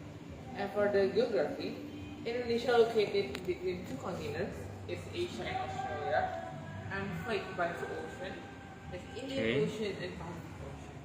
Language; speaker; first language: English; non-native, learner; Indonesian